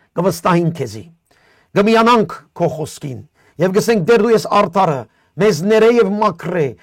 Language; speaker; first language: Armenian; early bilingual, heritage; Armenian